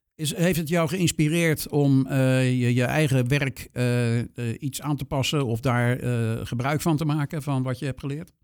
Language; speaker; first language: Dutch; native; Dutch